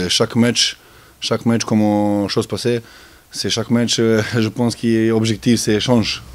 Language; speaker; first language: French; non-native, learner; Serbian